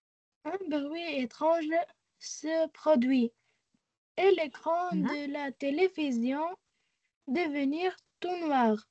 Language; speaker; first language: French; non-native, learner; Arabic